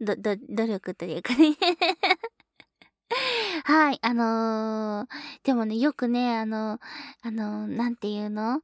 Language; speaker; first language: Japanese; native; Japanese